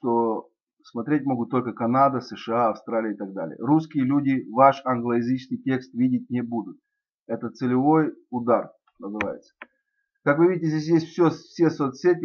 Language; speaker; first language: Russian; native; Russian